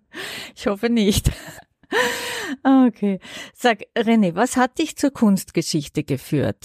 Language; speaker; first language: German; native; German